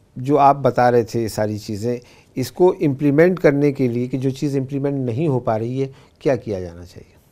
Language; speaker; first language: Hindi; native; Hindi